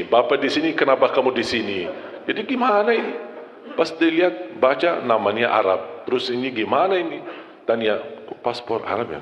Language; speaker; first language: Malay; non-native, fluent; Arabic